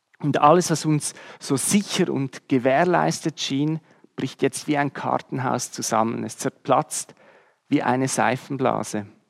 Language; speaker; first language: German; native; German